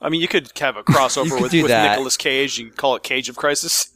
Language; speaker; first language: English; native; English